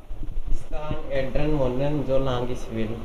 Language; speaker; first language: German; non-native, learner; Hindi